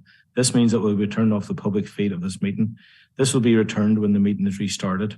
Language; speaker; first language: English; native; English